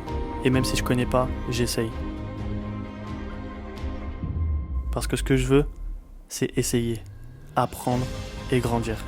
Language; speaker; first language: French; native; French